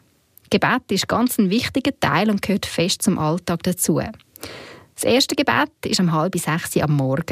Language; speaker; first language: German; native; German